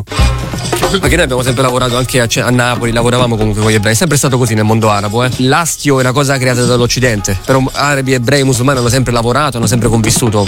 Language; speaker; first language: Italian; early bilingual, other home language; Arabic